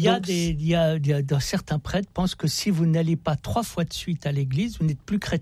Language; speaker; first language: French; native; French